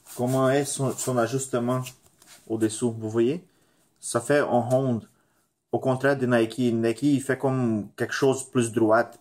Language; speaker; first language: French; non-native, fluent; Portuguese